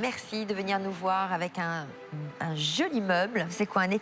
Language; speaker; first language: French; native; French